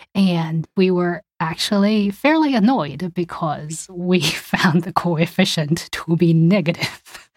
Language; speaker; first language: English; early bilingual, other home language; Chinese